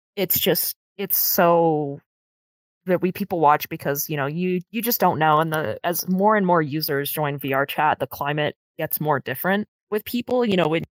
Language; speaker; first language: English; native; English